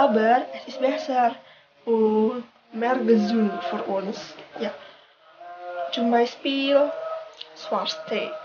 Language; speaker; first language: German; non-native, learner; Indonesian